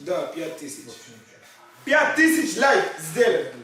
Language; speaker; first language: Russian; non-native, learner; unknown